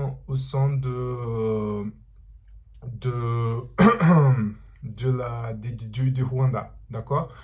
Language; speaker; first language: French; non-native, learner; Portuguese